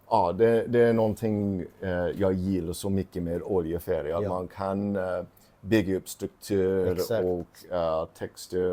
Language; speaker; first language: Swedish; non-native, fluent; English